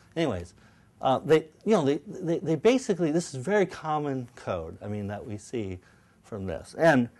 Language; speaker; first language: English; native; English